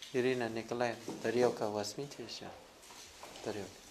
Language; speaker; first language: Russian; non-native, learner; Thai